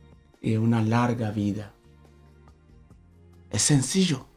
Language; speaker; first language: Spanish; non-native, fluent; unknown